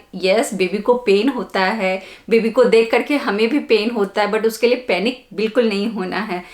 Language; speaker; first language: Hindi; native; Hindi